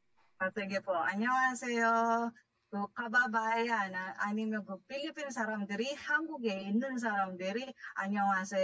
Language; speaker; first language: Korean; non-native, learner; Filipino